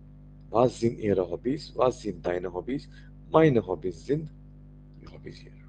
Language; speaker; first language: German; non-native, learner; Marathi